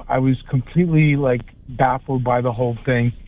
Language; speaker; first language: English; native; English